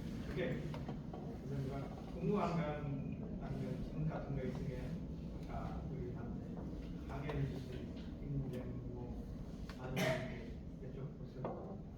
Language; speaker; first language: Korean; non-native, fluent; Hindi